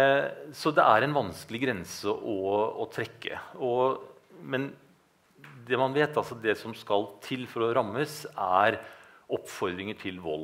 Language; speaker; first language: Norwegian; native; Norwegian